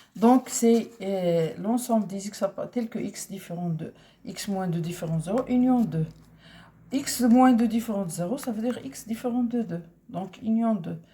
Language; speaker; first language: French; non-native, local second language; Arabic